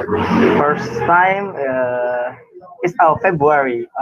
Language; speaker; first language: English; non-native, learner; Indonesian